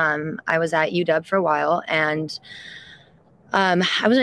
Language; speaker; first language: English; early bilingual, other home language; French